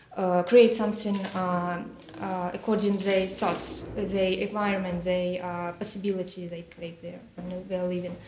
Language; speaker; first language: English; non-native, learner; Russian